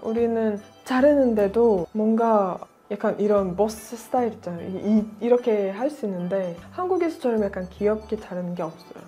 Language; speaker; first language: Korean; non-native, fluent; Russian